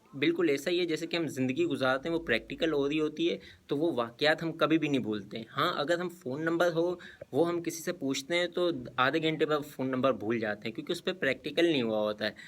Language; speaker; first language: Urdu; non-native, local second language; Punjabi